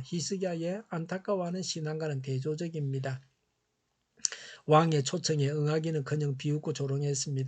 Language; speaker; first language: Korean; native; Korean